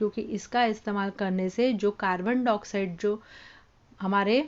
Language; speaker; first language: Hindi; non-native, local second language; Marathi